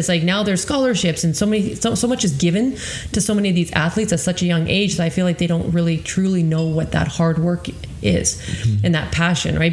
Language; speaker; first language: English; non-native, fluent; Croatian